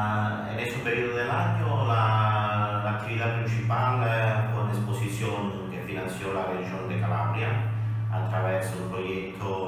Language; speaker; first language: Spanish; non-native, learner; Italian